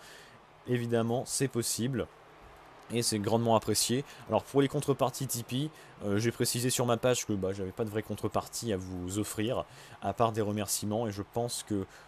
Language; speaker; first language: French; native; French